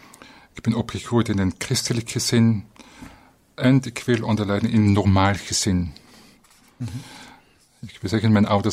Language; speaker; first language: Dutch; non-native, fluent; German